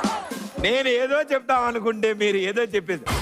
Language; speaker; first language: Telugu; native; Telugu